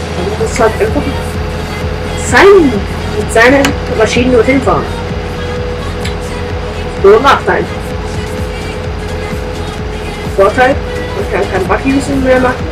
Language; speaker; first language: German; native; German